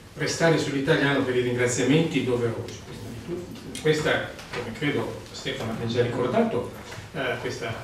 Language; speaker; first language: Italian; native; Italian